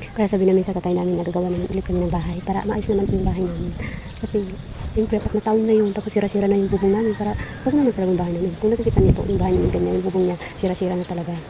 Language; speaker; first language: Filipino; non-native, local second language; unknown